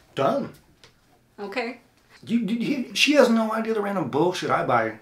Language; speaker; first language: English; native; English